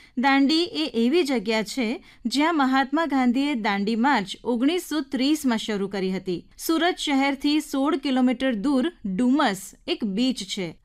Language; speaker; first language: Gujarati; native; Gujarati